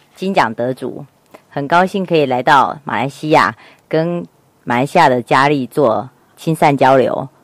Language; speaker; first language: Chinese; native; Chinese